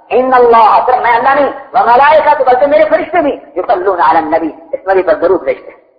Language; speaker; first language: Urdu; non-native, local second language; Punjabi